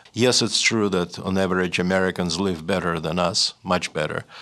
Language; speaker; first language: English; non-native, fluent; Russian